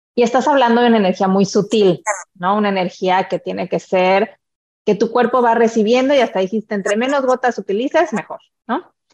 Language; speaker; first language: Spanish; native; Spanish